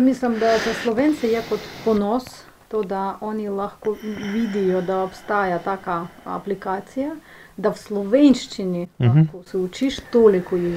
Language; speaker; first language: Slovenian; non-native, fluent; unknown